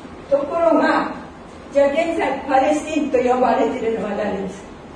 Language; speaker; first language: Japanese; non-native, fluent; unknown